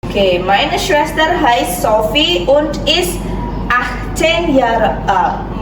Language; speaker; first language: German; non-native, fluent; Indonesian